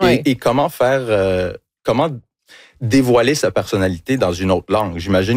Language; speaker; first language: French; early bilingual, other home language; English